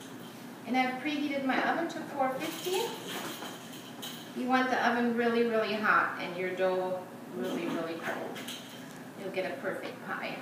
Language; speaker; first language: English; non-native, fluent; German